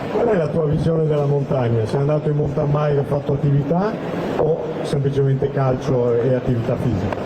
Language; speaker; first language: Italian; native; Italian